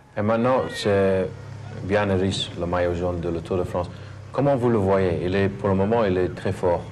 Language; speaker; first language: French; non-native, learner; English